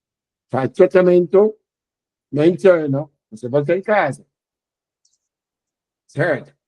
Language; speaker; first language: Portuguese; non-native, learner; English